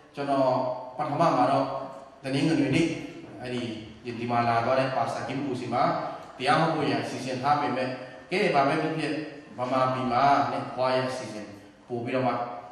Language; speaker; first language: Burmese; non-native, local second language; Tedim Chin